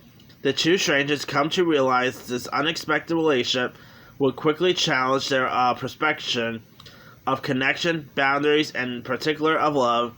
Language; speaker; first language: English; native; English